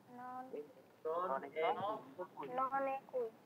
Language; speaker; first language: Italian; non-native, learner; Bangla